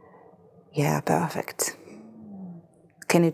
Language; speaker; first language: English; non-native, fluent; Russian